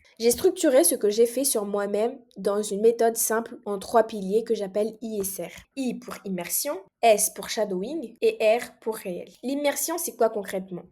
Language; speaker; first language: French; non-native, local second language; Comorian